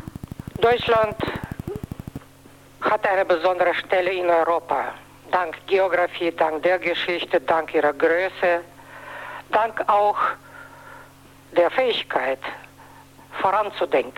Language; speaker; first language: German; non-native, fluent; Russian